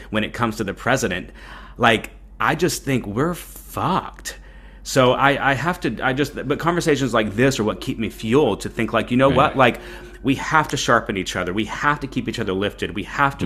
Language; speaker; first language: English; native; English